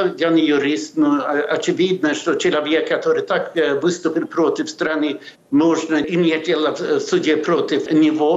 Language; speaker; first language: Russian; non-native, fluent; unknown